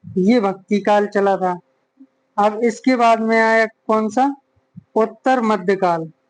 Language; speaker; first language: Hindi; native; Hindi